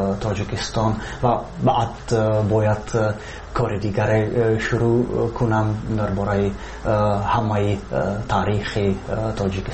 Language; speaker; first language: Persian; non-native, fluent; Czech